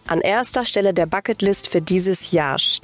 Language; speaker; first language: German; native; German